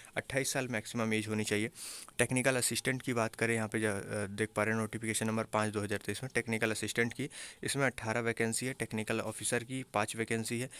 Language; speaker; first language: Hindi; native; Hindi